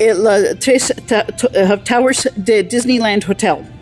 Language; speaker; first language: Spanish; non-native, learner; English